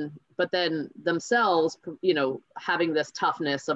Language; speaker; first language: English; native; English